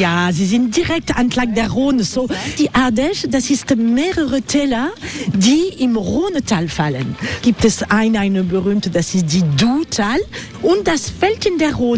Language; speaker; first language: German; non-native, learner; French